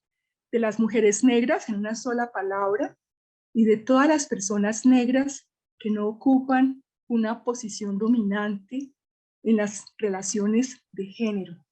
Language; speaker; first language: Spanish; native; Spanish